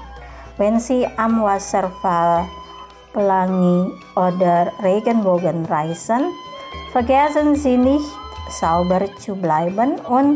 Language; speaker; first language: German; non-native, fluent; Indonesian